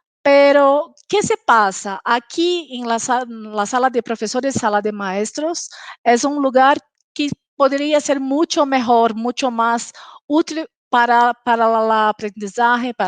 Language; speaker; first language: Spanish; non-native, local second language; Portuguese